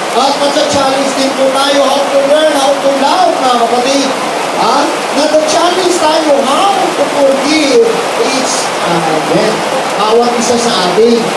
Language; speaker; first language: Filipino; non-native, local second language; Cebuano